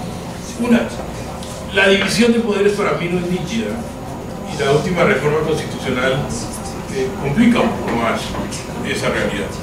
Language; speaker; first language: Spanish; native; Spanish